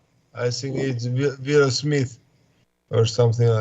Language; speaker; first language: English; non-native, fluent; Slovak